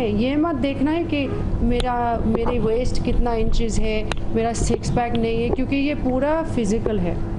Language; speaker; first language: Hindi; non-native, fluent; English